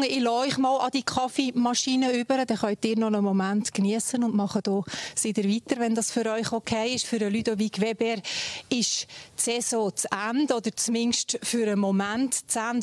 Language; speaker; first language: German; native; German